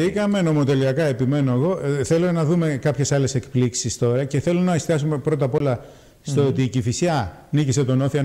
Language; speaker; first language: Greek; native; Greek